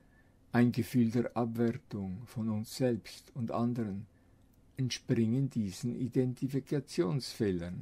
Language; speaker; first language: German; non-native, fluent; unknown